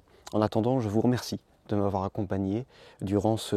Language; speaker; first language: French; native; French